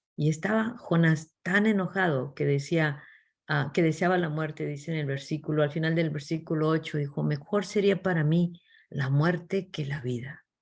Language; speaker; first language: Spanish; early bilingual, heritage; English